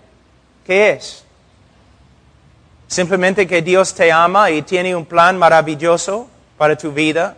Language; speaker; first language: Spanish; non-native, fluent; English